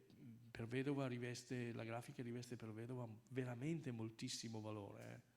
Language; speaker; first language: Italian; native; Italian